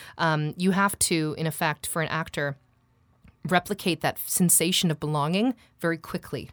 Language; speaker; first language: English; native; English